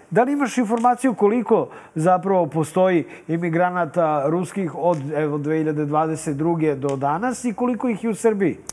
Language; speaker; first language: Serbian; native; Serbian